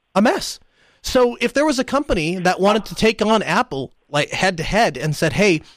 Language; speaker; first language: English; early bilingual, other home language; Hindi